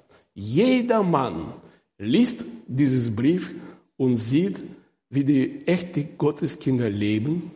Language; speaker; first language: German; non-native, fluent; Russian